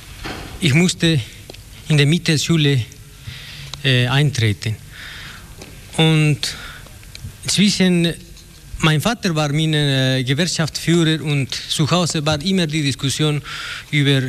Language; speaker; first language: German; non-native, learner; Spanish